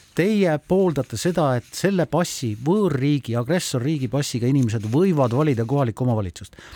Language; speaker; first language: Estonian; native; Estonian